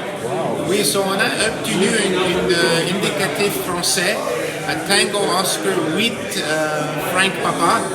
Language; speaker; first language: French; non-native, local second language; English